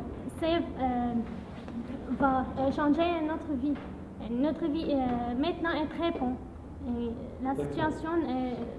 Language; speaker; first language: French; non-native, learner; Arabic